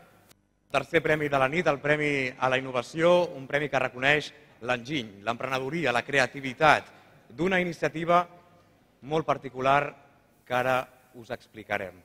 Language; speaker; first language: Catalan; native; Catalan